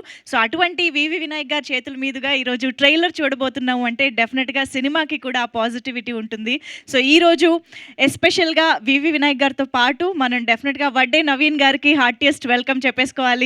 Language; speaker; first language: Telugu; native; Telugu